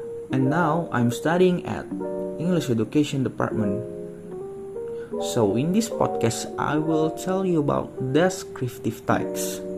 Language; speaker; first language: English; non-native, learner; Indonesian